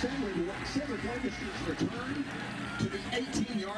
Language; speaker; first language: English; native; English